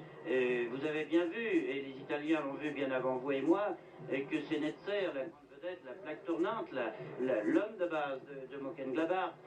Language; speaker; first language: French; native; French